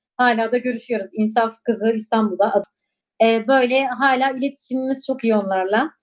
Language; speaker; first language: Turkish; non-native, local second language; Kurdish